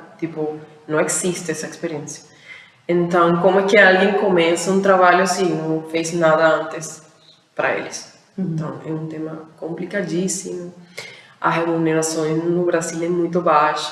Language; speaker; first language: Portuguese; non-native, fluent; Spanish